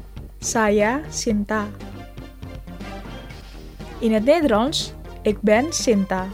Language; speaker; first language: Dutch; non-native, learner; Indonesian